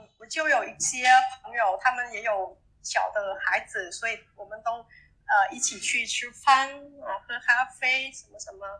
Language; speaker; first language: Chinese; non-native, fluent; Vietnamese